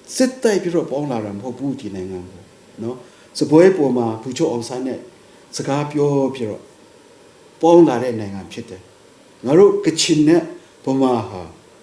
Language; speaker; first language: Burmese; non-native, local second language; Kachin